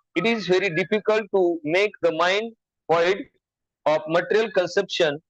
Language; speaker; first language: English; non-native, local second language; Marathi